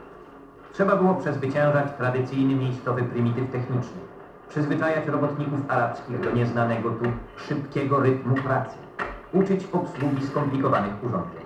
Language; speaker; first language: Polish; native; Polish